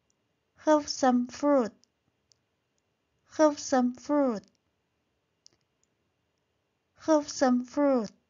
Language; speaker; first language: English; non-native, fluent; Chinese